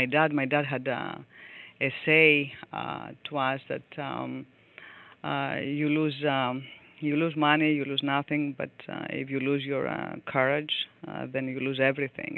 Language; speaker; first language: English; non-native, fluent; Greek